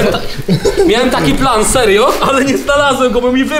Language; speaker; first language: Polish; native; Polish